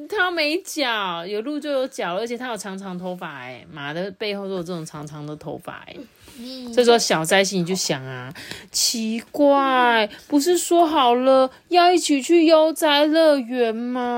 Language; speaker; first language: Chinese; native; Chinese